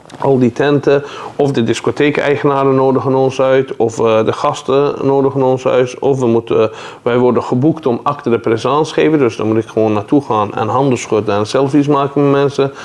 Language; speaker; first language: Dutch; non-native, fluent; Persian